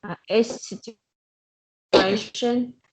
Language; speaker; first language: English; non-native, learner; Vietnamese